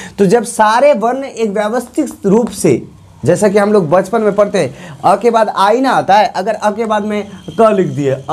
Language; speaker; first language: Hindi; non-native, local second language; Bangla